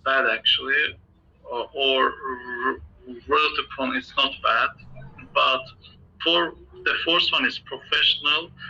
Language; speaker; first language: English; non-native, fluent; Azerbaijani